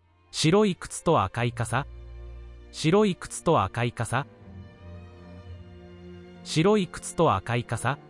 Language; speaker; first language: Japanese; non-native, learner; English